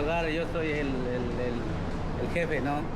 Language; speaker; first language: Spanish; non-native, local second language; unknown